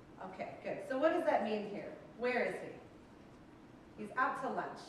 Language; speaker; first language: English; native; English